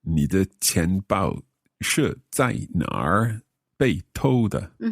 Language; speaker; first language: Chinese; non-native, learner; English